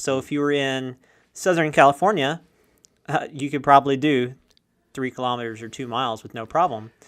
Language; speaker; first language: English; native; English